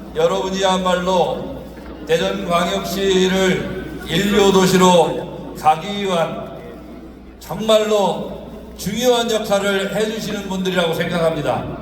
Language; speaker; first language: Korean; native; Korean